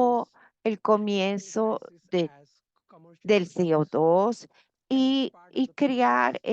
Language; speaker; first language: Spanish; non-native, fluent; Portuguese